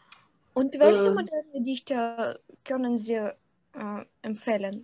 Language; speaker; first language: German; non-native, learner; Russian